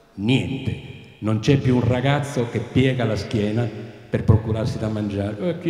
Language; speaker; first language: Italian; native; Italian